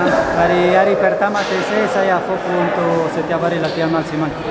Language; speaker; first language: Indonesian; non-native, fluent; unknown